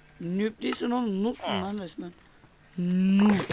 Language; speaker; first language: Turkish; native; Turkish